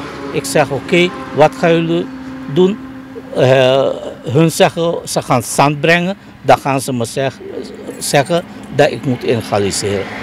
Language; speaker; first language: Dutch; non-native, local second language; Caribbean Hindustani